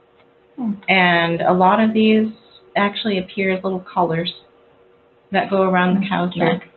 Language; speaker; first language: English; native; English